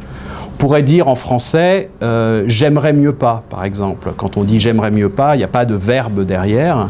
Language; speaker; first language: French; native; French